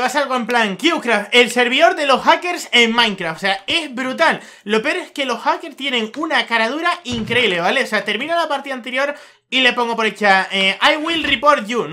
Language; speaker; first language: Spanish; native; Spanish